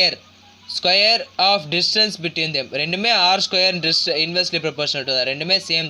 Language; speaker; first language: Tamil; native; Tamil